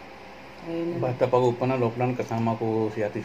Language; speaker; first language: Filipino; non-native, learner; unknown